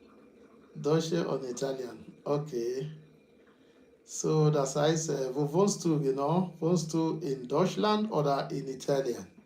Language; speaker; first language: German; non-native, learner; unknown